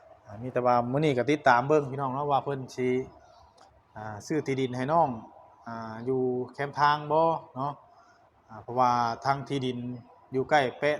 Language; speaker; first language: Thai; non-native, local second language; Lao